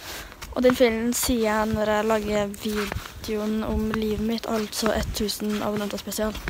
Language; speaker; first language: Norwegian; native; Norwegian